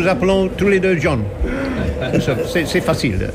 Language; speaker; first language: French; non-native, learner; English